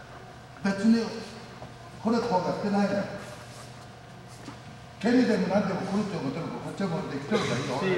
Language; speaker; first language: Japanese; native; Japanese